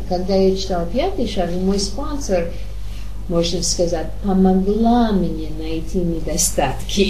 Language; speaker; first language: Russian; non-native, learner; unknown